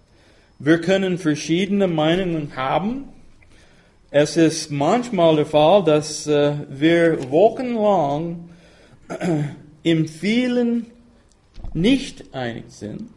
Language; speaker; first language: German; non-native, fluent; English